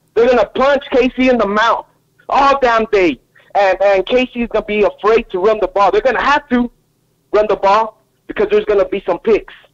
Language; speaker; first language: English; native; English